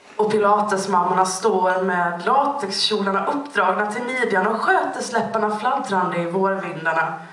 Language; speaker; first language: Swedish; native; Swedish